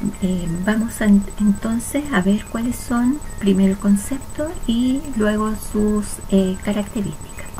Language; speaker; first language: Spanish; native; Spanish